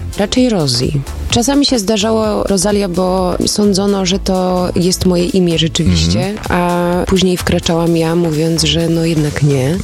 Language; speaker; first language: Polish; early bilingual, other home language; German